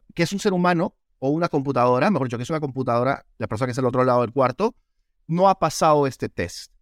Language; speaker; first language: Spanish; native; Spanish